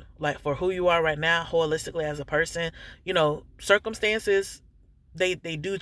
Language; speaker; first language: English; native; English